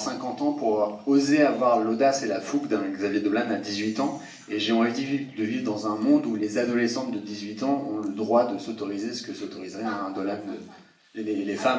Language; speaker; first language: French; native; French